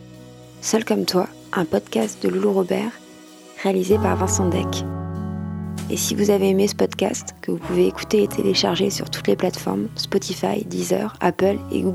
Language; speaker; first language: French; native; French